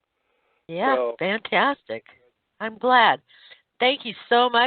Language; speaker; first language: English; native; English